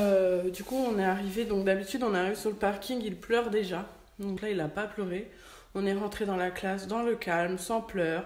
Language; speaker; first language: French; native; French